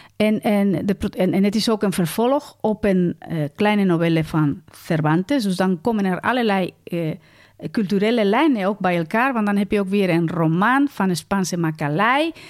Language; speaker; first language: Dutch; non-native, fluent; Spanish